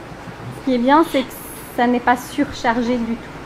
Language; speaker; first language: French; native; French